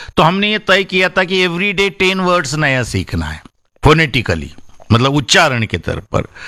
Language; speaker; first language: Hindi; non-native, local second language; Marathi